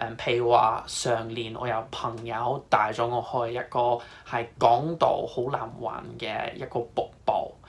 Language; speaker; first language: Cantonese; non-native, fluent; English